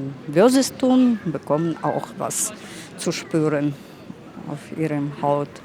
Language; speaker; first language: German; non-native, fluent; Russian